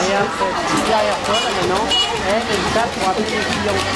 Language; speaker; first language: French; native; French